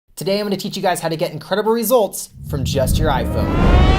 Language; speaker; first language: English; native; English